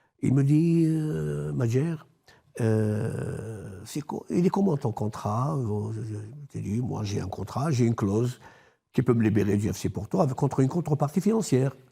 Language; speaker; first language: French; non-native, local second language; Arabic